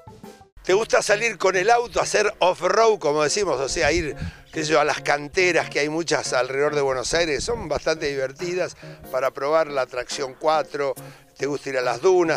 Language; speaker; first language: Spanish; native; Spanish